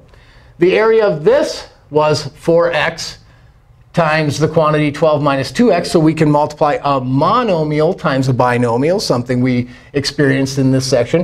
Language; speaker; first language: English; native; English